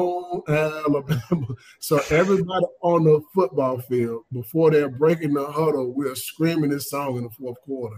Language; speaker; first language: English; native; English